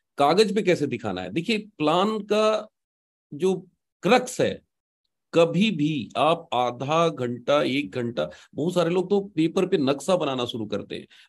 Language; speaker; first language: Hindi; native; Hindi